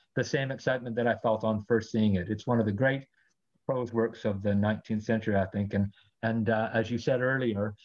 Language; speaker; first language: English; native; English